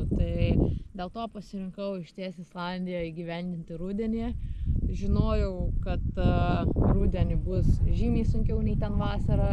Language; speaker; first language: Lithuanian; native; Lithuanian